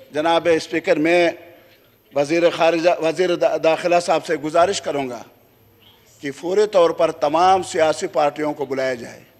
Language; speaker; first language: Urdu; non-native, local second language; Khowar